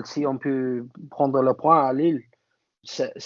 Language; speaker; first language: French; non-native, fluent; English